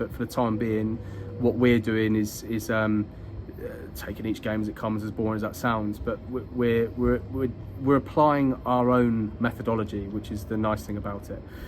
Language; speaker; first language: English; native; English